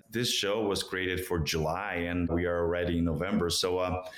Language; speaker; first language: English; non-native, fluent; Portuguese